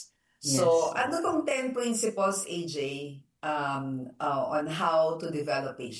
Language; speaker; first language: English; non-native, local second language; Filipino